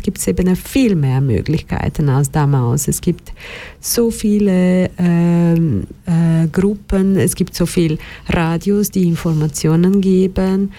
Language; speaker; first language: German; non-native, fluent; Portuguese